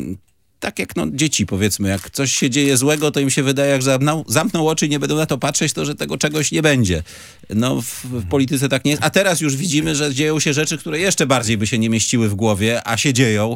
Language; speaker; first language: Polish; native; Polish